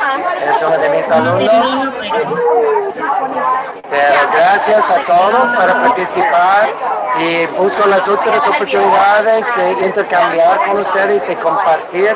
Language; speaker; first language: Spanish; non-native, fluent; English